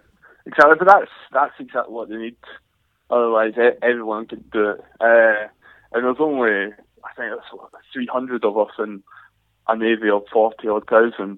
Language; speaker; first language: English; native; English